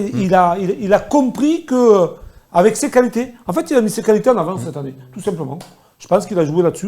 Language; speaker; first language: French; native; French